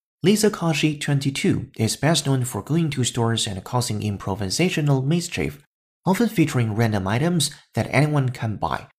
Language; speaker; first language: English; non-native, fluent; Chinese